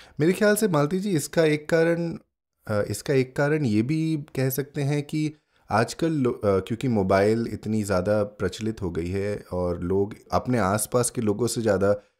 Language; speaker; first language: Hindi; native; Hindi